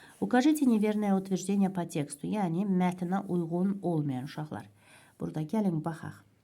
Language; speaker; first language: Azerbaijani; native; Azerbaijani